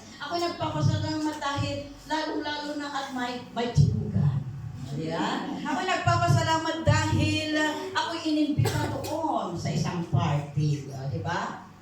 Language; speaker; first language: Filipino; non-native, local second language; Iloko